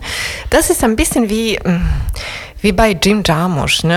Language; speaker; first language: German; non-native, fluent; Serbian